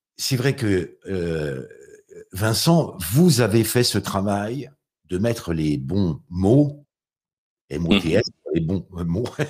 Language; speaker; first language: French; native; French